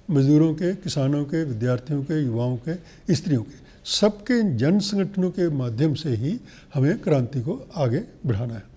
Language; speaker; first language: Hindi; native; Hindi